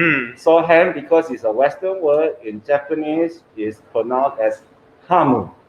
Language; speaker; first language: English; non-native, fluent; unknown